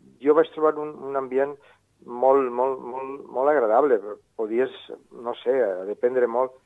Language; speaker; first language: Catalan; native; Catalan